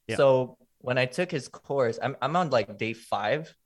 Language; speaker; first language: English; native; English